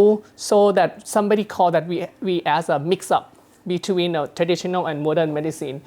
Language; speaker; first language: English; non-native, learner; Thai